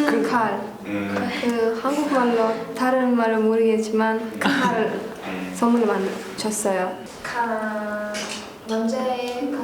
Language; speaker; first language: Korean; non-native, learner; Russian